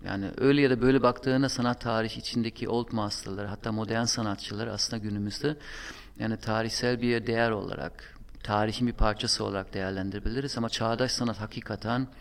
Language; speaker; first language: Turkish; non-native, fluent; German